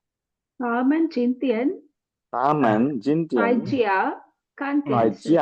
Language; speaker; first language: Chinese; non-native, learner; Tamil